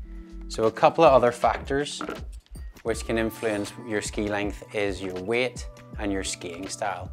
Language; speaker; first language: English; native; English